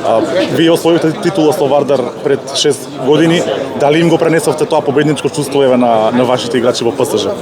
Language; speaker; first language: Macedonian; native; Macedonian